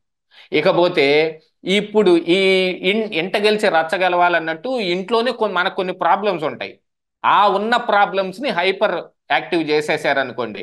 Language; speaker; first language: Telugu; native; Telugu